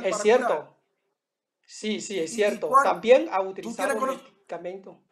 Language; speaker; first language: Spanish; non-native, fluent; Chinese